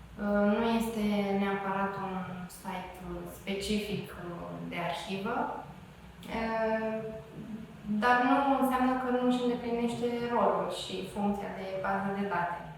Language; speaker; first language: Romanian; native; Romanian